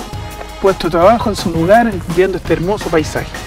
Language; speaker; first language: Spanish; native; Spanish